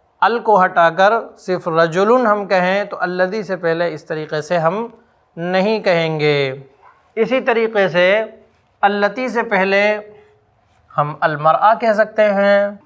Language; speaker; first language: Urdu; native; Urdu